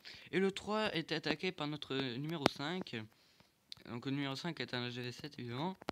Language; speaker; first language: French; native; French